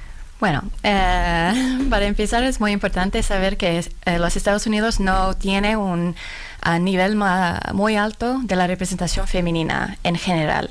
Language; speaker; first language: Spanish; non-native, fluent; Finnish